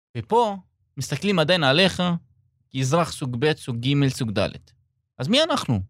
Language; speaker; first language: Hebrew; non-native, local second language; Arabic